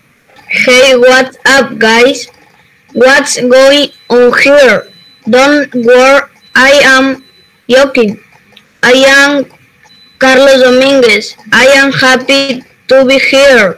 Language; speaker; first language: English; non-native, learner; Spanish